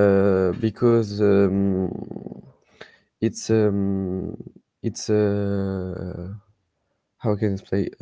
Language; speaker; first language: English; non-native, learner; French